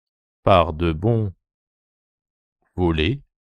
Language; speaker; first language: French; non-native, fluent; Japanese